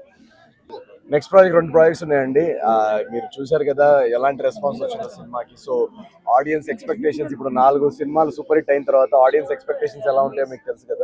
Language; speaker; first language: Telugu; native; Telugu